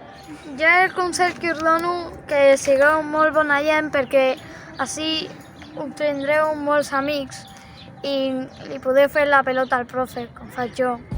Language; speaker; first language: Catalan; non-native, local second language; Spanish